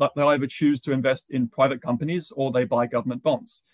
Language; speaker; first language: English; native; English